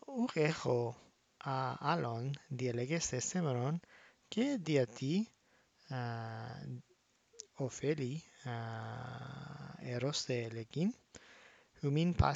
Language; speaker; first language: Greek; non-native, fluent; English